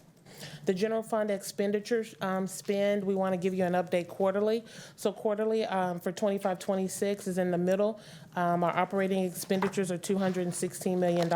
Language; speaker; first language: English; native; English